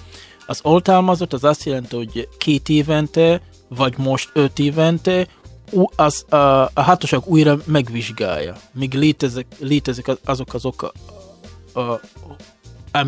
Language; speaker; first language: Hungarian; non-native, fluent; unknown